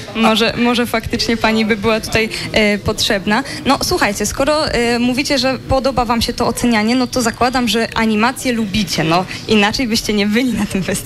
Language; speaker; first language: Polish; native; Polish